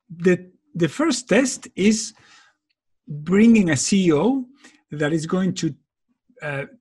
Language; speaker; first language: English; non-native, fluent; Spanish